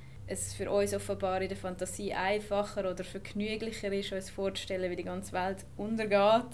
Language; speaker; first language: German; native; German